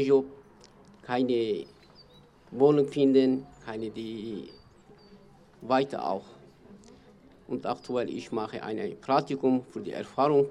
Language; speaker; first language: German; non-native, learner; Kurdish